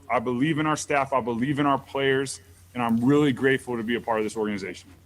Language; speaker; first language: English; native; English